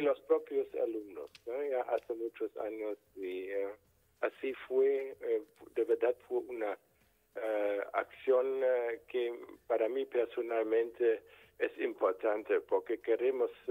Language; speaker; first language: Spanish; non-native, fluent; German